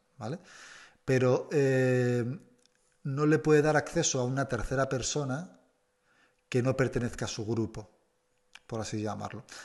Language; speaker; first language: Spanish; native; Spanish